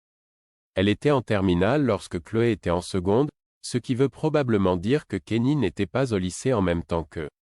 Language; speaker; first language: French; native; French